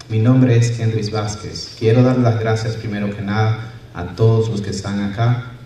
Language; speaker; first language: Spanish; early bilingual, other home language; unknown